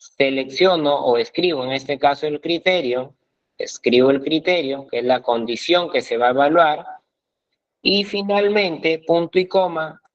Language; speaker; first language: Spanish; native; Spanish